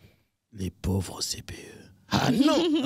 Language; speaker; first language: French; native; French